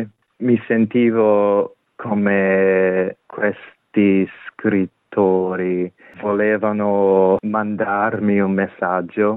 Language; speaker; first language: Italian; non-native, fluent; English